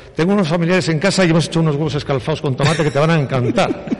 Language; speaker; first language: Spanish; native; Spanish